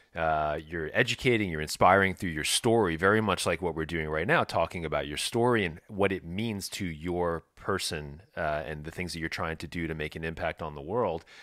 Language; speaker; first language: English; native; English